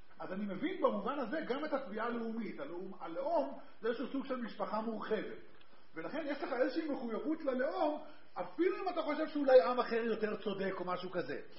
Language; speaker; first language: Hebrew; native; Hebrew